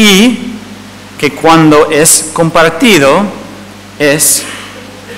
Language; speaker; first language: Spanish; non-native, fluent; English